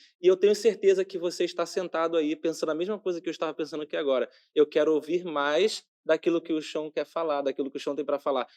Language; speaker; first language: Portuguese; native; Portuguese